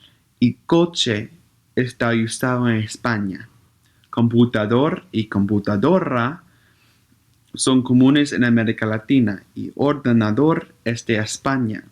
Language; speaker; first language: Spanish; non-native, learner; English